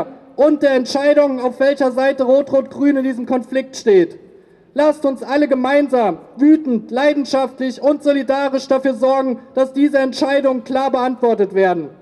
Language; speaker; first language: German; native; German